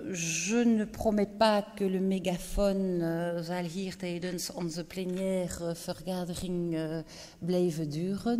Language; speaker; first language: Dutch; non-native, local second language; French